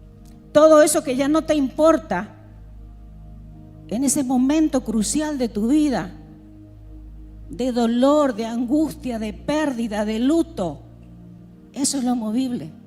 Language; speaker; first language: Spanish; native; Spanish